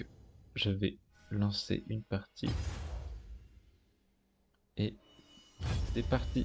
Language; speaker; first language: French; native; French